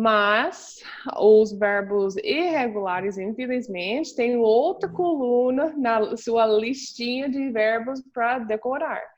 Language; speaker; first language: Portuguese; non-native, fluent; English